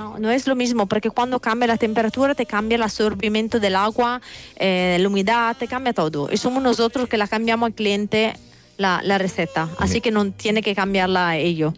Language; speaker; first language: Spanish; non-native, fluent; Italian